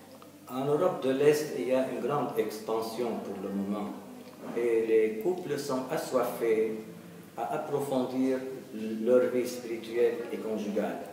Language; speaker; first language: French; non-native, local second language; Arabic